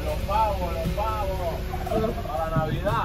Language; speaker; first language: Spanish; native; Spanish